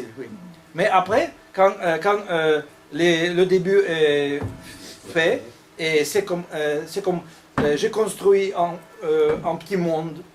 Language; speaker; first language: French; non-native, fluent; Russian